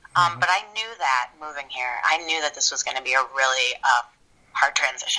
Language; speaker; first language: English; native; English